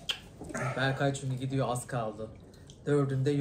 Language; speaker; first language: Turkish; native; Turkish